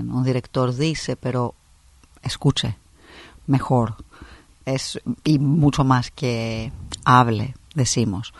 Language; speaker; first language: Spanish; non-native, fluent; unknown